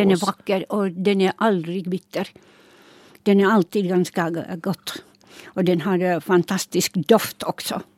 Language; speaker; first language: Swedish; non-native, local second language; Finnish